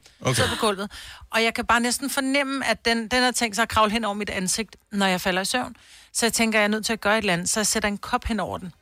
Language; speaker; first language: Danish; native; Danish